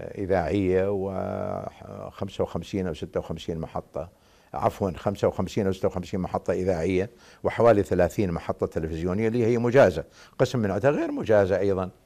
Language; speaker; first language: Arabic; native; Arabic